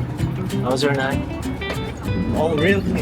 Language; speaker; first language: English; non-native, learner; Korean